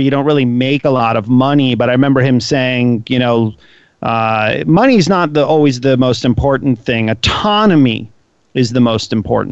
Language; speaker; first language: English; native; English